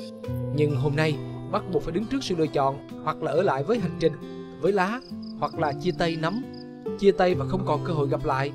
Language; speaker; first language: Vietnamese; native; Vietnamese